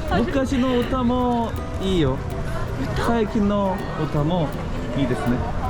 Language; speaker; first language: Japanese; non-native, learner; Korean